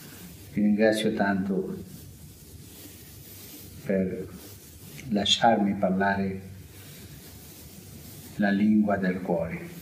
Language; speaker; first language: Italian; non-native, fluent; Spanish